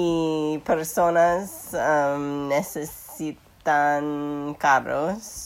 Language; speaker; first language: Spanish; non-native, learner; English